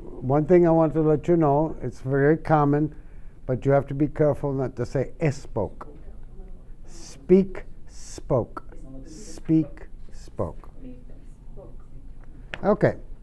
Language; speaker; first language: English; native; English